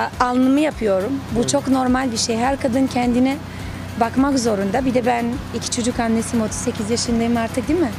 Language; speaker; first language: Turkish; non-native, fluent; Serbian